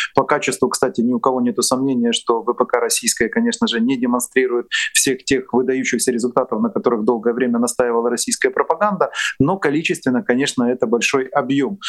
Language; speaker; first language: Russian; non-native, local second language; Ukrainian